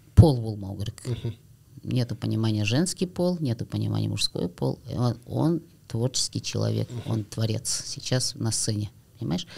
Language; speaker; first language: Russian; non-native, local second language; Kazakh